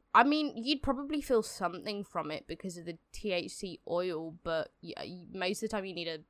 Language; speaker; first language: English; native; English